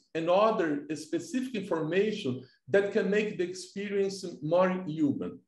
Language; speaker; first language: English; non-native, fluent; Portuguese